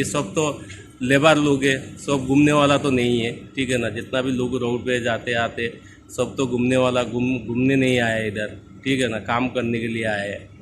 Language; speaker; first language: Hindi; non-native, local second language; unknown